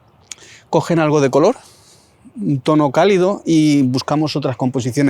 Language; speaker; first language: Spanish; native; Spanish